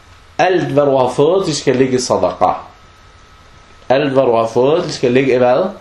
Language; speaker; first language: Danish; early bilingual, other home language; Arabic